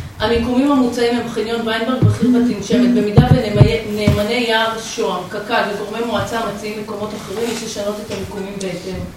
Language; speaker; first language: Hebrew; native; Hebrew